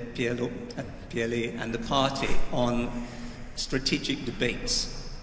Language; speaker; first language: English; non-native, fluent; Chinese